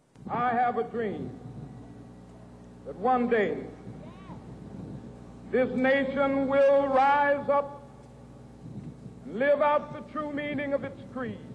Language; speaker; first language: English; native; English